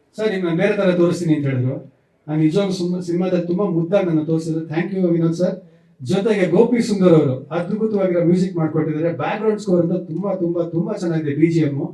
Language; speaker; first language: Kannada; native; Kannada